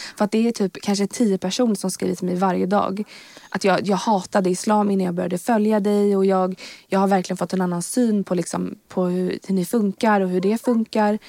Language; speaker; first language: Swedish; native; Swedish